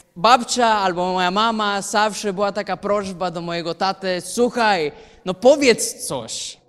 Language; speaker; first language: Polish; non-native, fluent; Spanish